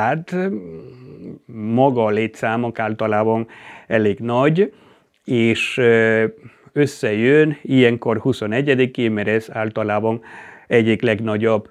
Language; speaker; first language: Hungarian; non-native, fluent; Spanish